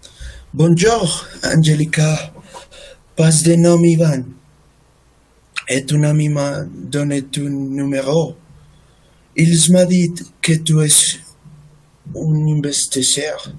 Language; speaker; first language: French; non-native, learner; Spanish